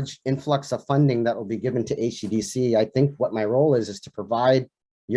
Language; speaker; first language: English; native; English